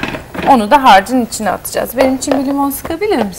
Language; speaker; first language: Turkish; native; Turkish